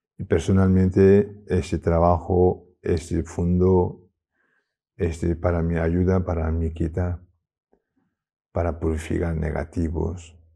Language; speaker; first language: Spanish; non-native, learner; Tibetan